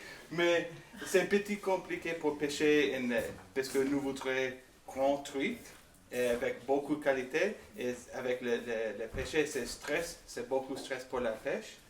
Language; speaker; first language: French; non-native, learner; English